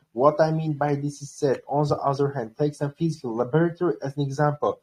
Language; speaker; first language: English; non-native, fluent; Uzbek